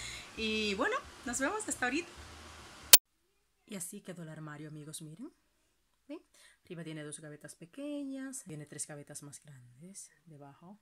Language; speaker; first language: Spanish; native; Spanish